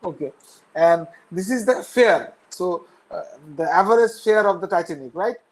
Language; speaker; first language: English; non-native, local second language; Bangla